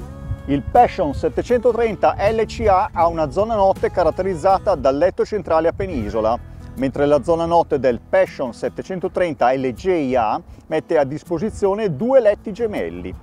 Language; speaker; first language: Italian; native; Italian